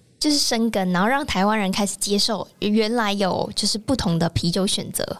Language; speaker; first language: Chinese; native; Chinese